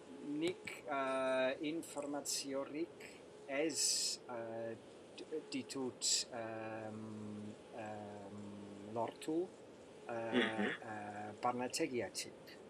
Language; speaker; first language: Basque; non-native, learner; English